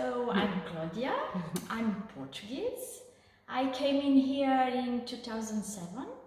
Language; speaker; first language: English; non-native, fluent; Portuguese